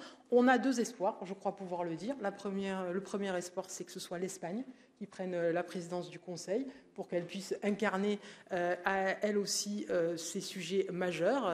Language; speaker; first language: French; native; French